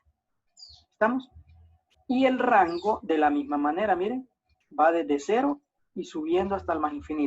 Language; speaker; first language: Spanish; native; Spanish